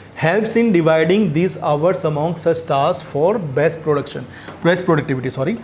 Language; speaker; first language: English; non-native, local second language; Gujarati